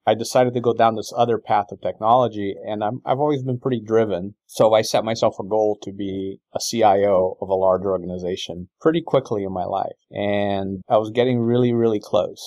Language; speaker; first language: English; non-native, fluent; Portuguese